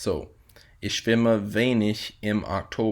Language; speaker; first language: German; non-native, fluent; English